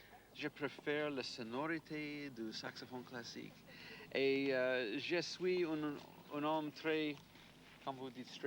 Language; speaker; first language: French; non-native, fluent; English